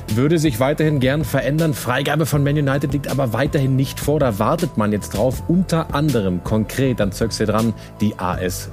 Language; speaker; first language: German; native; German